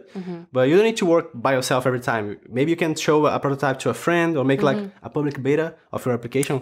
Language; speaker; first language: English; non-native, fluent; Portuguese